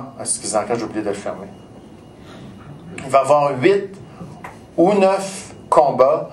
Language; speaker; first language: French; native; French